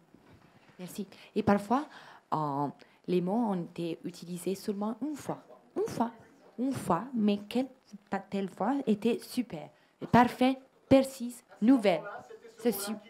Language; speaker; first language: French; non-native, learner; Italian